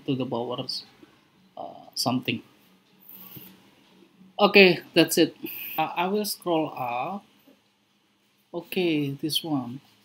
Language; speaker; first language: English; non-native, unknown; Indonesian